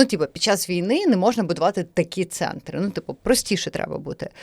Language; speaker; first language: Ukrainian; native; Ukrainian